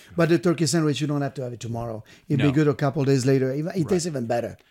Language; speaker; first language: English; non-native, fluent; French